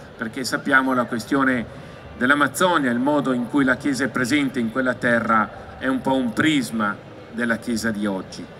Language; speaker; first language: Italian; native; Italian